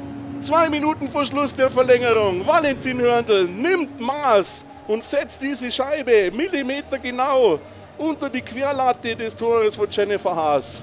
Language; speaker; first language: German; native; German